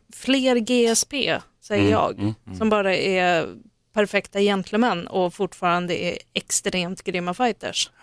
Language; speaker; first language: Swedish; native; Swedish